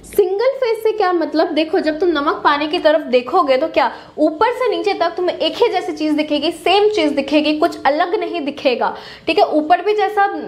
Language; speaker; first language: Hindi; native; Hindi